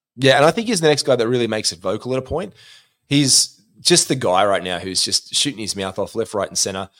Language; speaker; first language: English; native; English